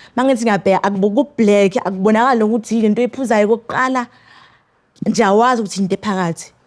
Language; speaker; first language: Zulu; non-native, local second language; Tsonga